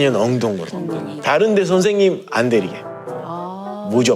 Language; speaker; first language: Korean; non-native, learner; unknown